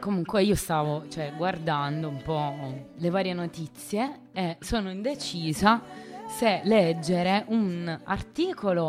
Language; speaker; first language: Italian; native; Italian